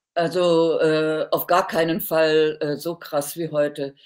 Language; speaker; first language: German; native; German